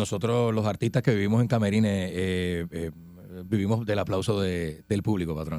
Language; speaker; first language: Spanish; native; Spanish